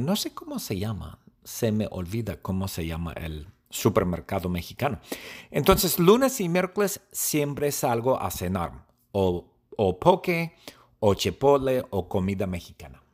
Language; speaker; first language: Spanish; non-native, learner; English